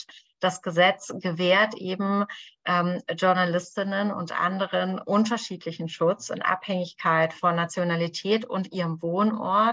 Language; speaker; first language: German; native; German